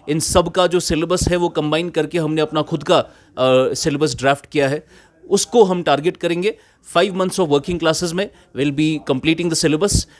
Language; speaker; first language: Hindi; non-native, local second language; Kashmiri